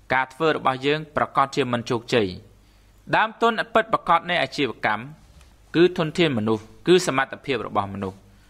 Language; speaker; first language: Khmer; native; Khmer